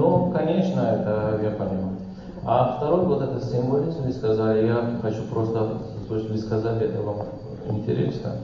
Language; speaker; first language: Russian; non-native, learner; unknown